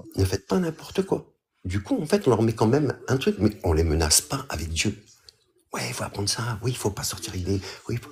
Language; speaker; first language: French; early bilingual, other home language; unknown